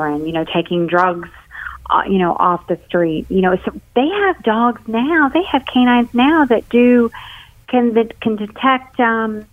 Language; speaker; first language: English; native; English